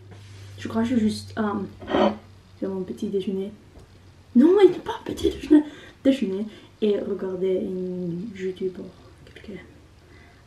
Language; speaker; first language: French; non-native, learner; Norwegian